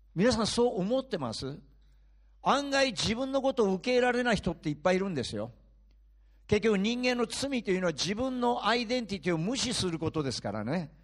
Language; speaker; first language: Japanese; early bilingual, heritage; Japanese